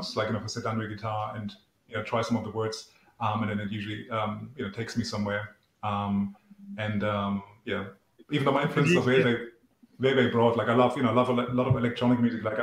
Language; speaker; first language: English; non-native, fluent; German